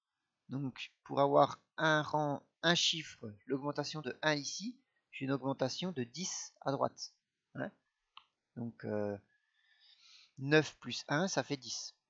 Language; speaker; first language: French; native; French